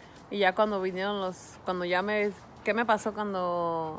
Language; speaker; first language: Spanish; early bilingual, heritage; Spanish